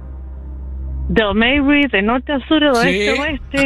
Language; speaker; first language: Spanish; early bilingual, heritage; Spanish